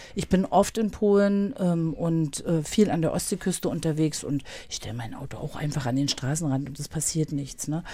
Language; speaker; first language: German; native; German